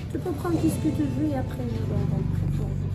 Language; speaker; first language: French; non-native, local second language; Arabic